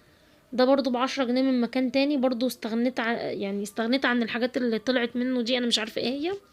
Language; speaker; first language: Arabic; native; Arabic